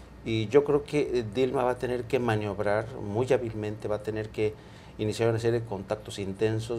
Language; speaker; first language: Spanish; native; Spanish